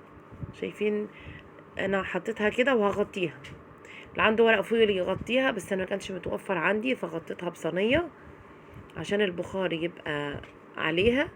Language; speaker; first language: Arabic; native; Arabic